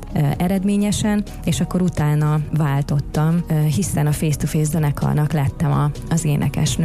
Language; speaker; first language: Hungarian; native; Hungarian